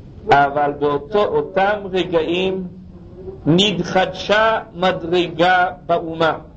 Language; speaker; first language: Hebrew; non-native, fluent; English